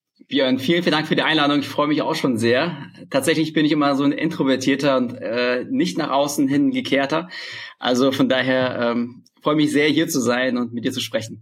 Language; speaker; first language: German; early bilingual, other home language; Russian